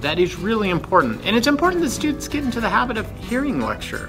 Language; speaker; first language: English; native; English